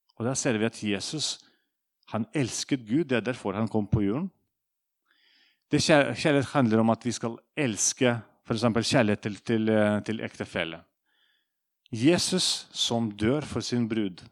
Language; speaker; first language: Norwegian; non-native, fluent; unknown